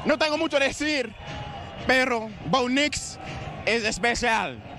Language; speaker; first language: Spanish; non-native, learner; English